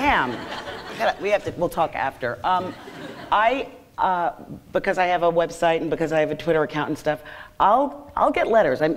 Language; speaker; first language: English; native; English